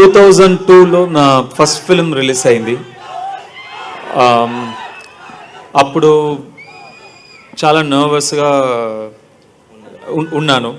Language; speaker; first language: Telugu; non-native, learner; Tamil